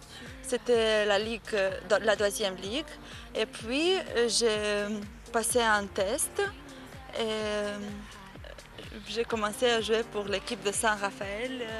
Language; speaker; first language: French; non-native, fluent; Romanian